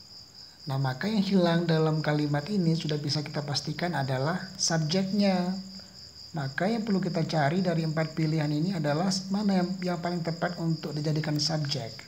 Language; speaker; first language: Indonesian; native; Indonesian